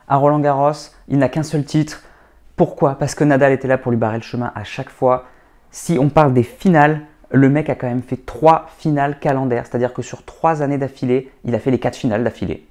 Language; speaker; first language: French; native; French